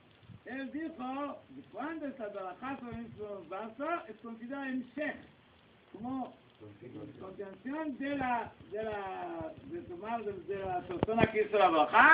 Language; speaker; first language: Spanish; non-native, learner; Hebrew